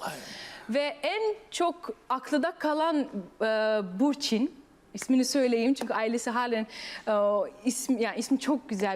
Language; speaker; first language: Turkish; early bilingual, heritage; Turkish